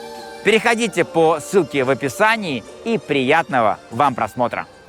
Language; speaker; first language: Russian; native; Russian